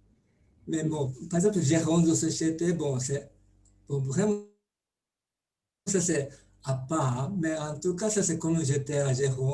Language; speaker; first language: French; non-native, learner; Japanese